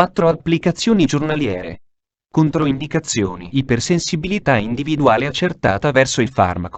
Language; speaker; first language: Italian; native; Italian